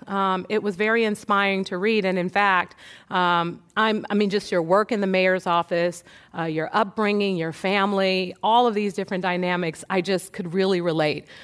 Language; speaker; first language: English; native; English